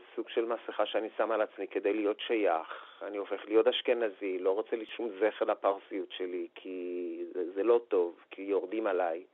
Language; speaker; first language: Hebrew; non-native, fluent; Persian